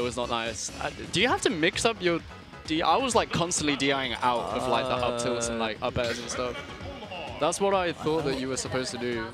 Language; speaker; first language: English; native; English